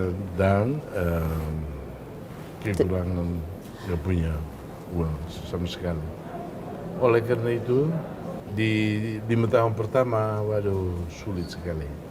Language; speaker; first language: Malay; non-native, fluent; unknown